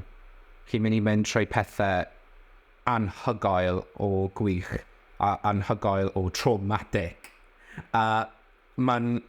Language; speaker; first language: Welsh; non-native, local second language; English